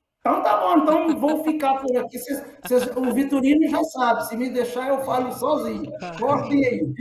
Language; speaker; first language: Portuguese; non-native, local second language; Kabuverdianu